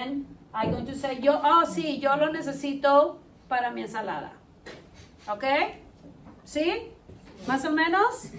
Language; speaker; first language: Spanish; non-native, fluent; English